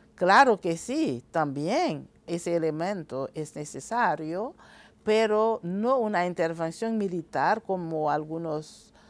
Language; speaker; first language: Spanish; non-native, fluent; Haitian Creole